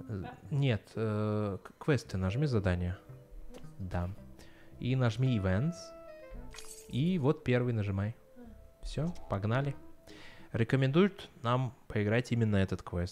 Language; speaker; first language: Russian; native; Russian